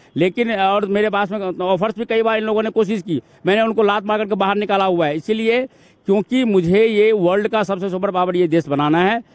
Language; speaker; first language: Hindi; native; Hindi